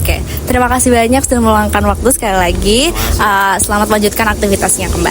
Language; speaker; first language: Indonesian; native; Indonesian